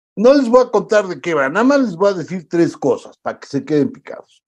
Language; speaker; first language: Spanish; native; Spanish